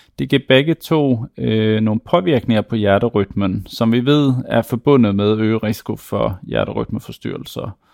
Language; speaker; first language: Danish; native; Danish